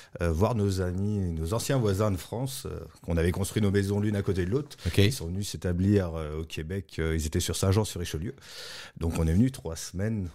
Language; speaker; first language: French; native; French